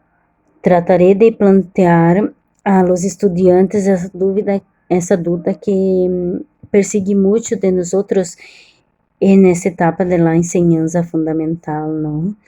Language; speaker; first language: Spanish; non-native, learner; Portuguese